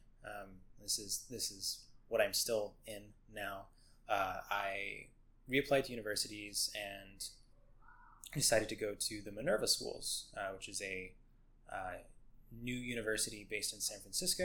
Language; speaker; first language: English; native; English